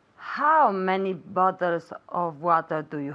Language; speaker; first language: English; non-native, learner; Spanish